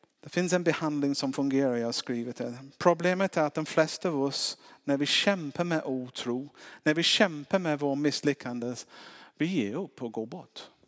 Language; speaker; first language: Swedish; non-native, fluent; English